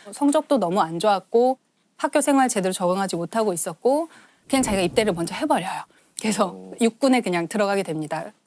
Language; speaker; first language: Korean; native; Korean